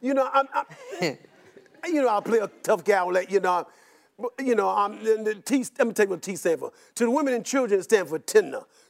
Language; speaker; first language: English; native; English